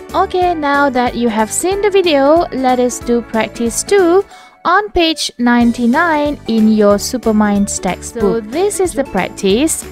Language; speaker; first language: English; non-native, local second language; Malay